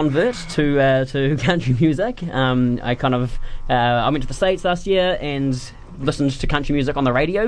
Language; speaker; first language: English; native; English